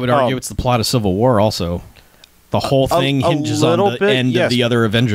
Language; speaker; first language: English; native; English